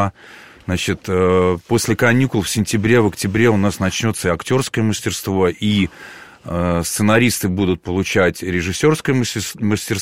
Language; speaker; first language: Russian; native; Russian